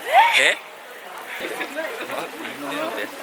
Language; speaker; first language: Korean; non-native, learner; Japanese